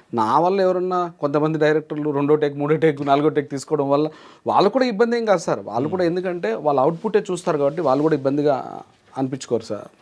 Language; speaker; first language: Telugu; native; Telugu